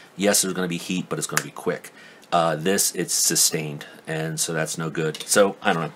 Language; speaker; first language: English; native; English